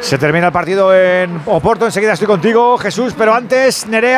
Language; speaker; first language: Spanish; native; Spanish